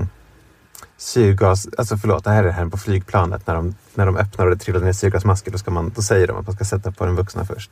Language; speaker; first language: Swedish; native; Swedish